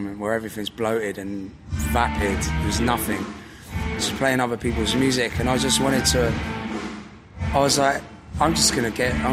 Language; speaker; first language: English; native; English